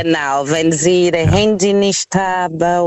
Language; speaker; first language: German; non-native, learner; Portuguese